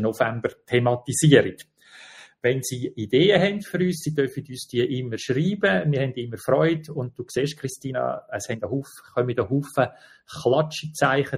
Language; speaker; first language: German; native; German